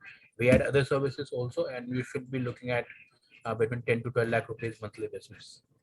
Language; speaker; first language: English; non-native, local second language; Hindi